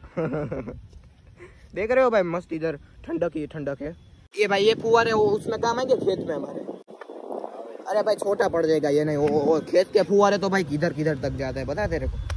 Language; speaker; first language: Hindi; non-native, local second language; Gujarati